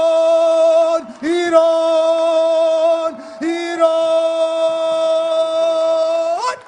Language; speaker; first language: Persian; non-native, learner; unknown